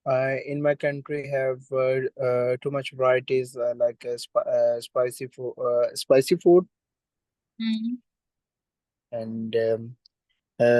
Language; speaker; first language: English; non-native, learner; Urdu